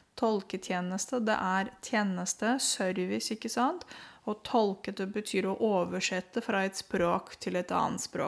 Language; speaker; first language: Norwegian; non-native, fluent; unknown